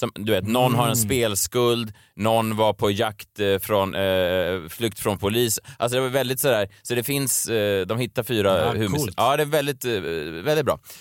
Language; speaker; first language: Swedish; native; Swedish